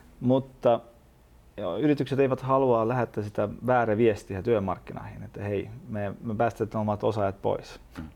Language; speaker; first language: Finnish; non-native, fluent; Estonian